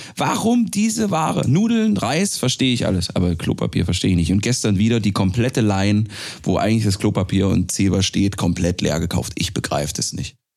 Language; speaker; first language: German; native; German